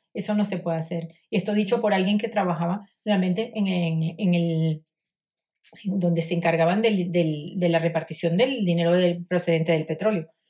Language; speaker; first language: Spanish; native; Spanish